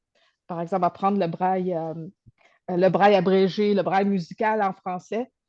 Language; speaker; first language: French; non-native, local second language; English